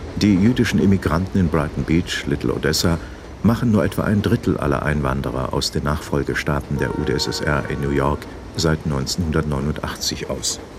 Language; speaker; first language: German; native; German